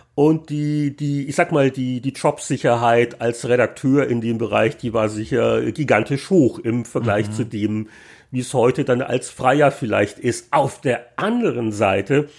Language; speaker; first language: German; native; German